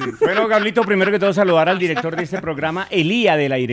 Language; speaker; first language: Spanish; native; Spanish